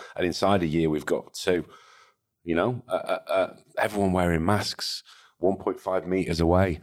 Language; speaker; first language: English; native; English